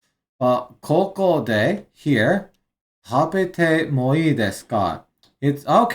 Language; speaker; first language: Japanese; non-native, learner; English